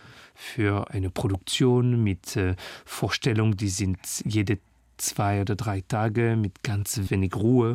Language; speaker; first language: German; non-native, fluent; French